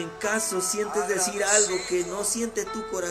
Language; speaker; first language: Spanish; native; Spanish